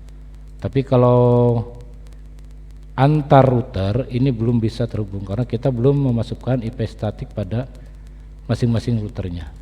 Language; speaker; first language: Indonesian; native; Indonesian